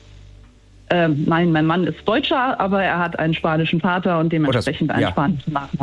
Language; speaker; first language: German; native; German